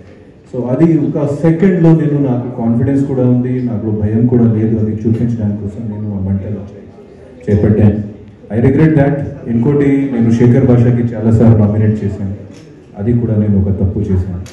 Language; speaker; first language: Telugu; non-native, fluent; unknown